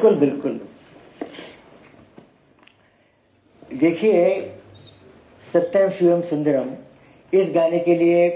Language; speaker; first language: Hindi; native; Hindi